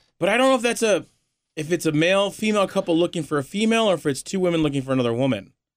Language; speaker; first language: English; native; English